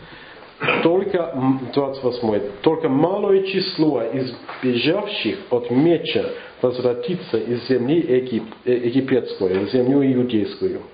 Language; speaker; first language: Russian; non-native, learner; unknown